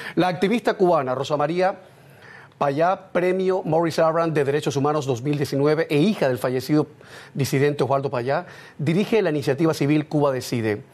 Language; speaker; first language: Spanish; native; Spanish